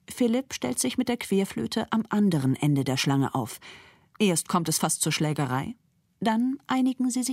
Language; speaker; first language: German; native; German